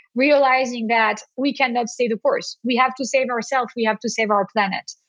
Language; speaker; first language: English; non-native, fluent; French